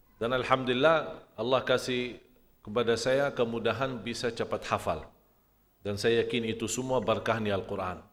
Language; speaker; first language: Malay; non-native, fluent; Arabic